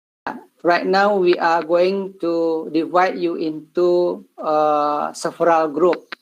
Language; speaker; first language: English; non-native, learner; Indonesian